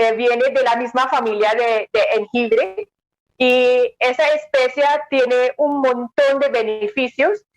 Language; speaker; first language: Spanish; non-native, fluent; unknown